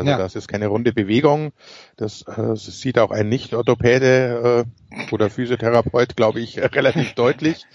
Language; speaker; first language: German; native; German